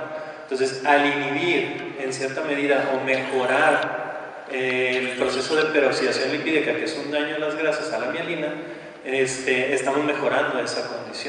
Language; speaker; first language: Spanish; native; Spanish